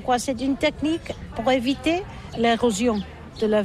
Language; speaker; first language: French; non-native, learner; Catalan